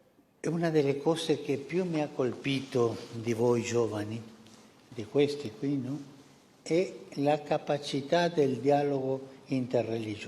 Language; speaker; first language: Italian; early bilingual, heritage; Spanish